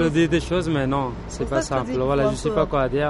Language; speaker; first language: French; non-native, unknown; Urdu